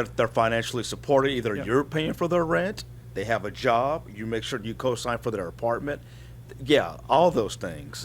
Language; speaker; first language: English; native; English